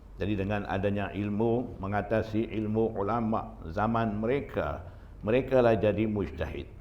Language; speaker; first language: Malay; non-native, fluent; Burmese